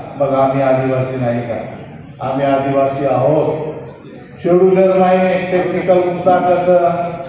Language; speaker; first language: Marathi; non-native, local second language; Lambadi